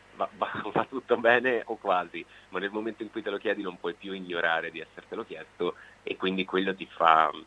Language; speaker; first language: Italian; native; Italian